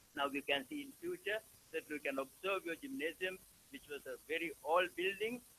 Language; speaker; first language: English; non-native, local second language; Sinhala